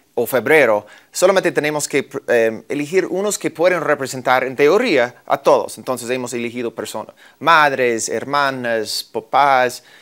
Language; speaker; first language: Spanish; non-native, fluent; English